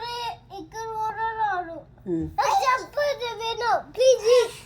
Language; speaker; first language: Telugu; early bilingual, heritage; Telugu